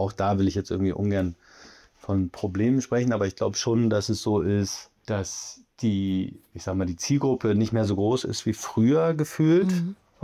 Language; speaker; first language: German; native; German